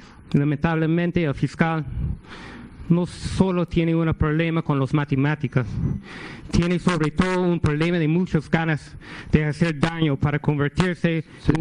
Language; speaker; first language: Spanish; non-native, fluent; English